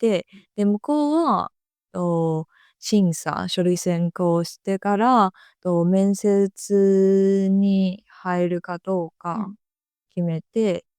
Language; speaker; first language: Japanese; non-native, fluent; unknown